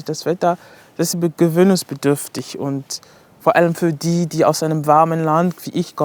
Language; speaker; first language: German; non-native, fluent; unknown